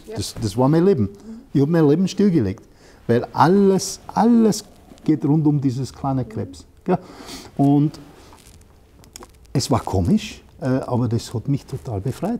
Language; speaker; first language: German; non-native, fluent; English